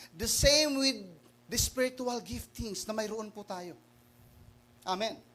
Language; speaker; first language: Filipino; non-native, local second language; Waray